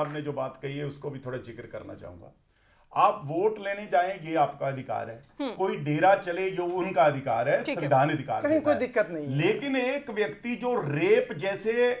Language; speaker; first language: Hindi; native; Hindi